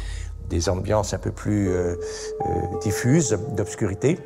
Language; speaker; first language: French; native; French